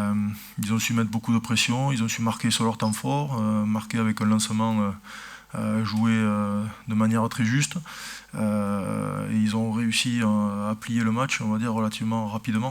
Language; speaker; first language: French; native; French